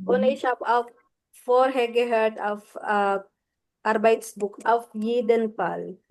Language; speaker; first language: German; non-native, fluent; Filipino